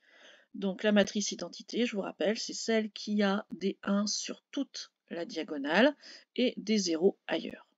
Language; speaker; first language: French; native; French